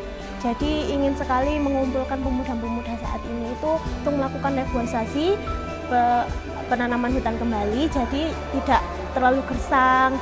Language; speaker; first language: Indonesian; non-native, local second language; Javanese